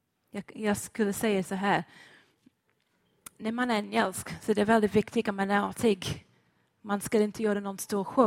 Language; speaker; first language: Swedish; non-native, fluent; English